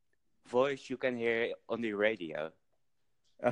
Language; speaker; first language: English; non-native, fluent; Dutch